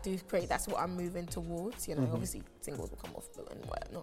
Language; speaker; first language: English; native; English